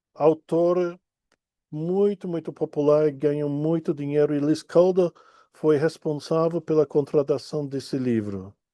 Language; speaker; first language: Portuguese; non-native, fluent; English